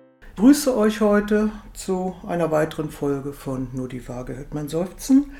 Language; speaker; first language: German; native; German